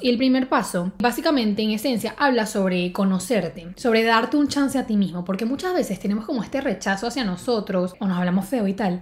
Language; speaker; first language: Spanish; native; Spanish